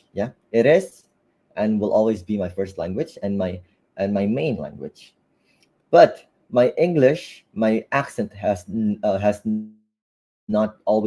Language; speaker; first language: English; non-native, fluent; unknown